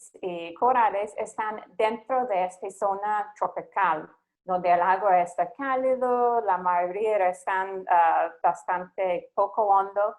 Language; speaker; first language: Spanish; non-native, fluent; English